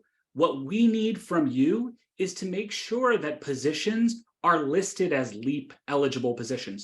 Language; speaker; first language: English; native; English